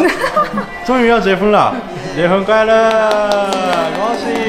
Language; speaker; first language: Chinese; non-native, learner; Japanese